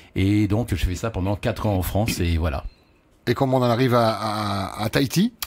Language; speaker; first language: French; native; French